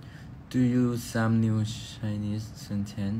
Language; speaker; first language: English; non-native, learner; Thai